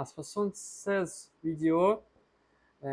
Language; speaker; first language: French; non-native, learner; Russian